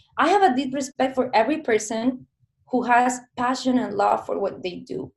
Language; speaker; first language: English; non-native, fluent; Spanish